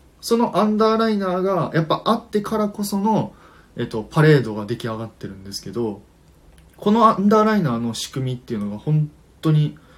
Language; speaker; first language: Japanese; native; Japanese